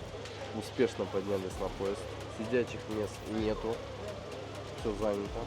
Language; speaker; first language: Russian; native; Russian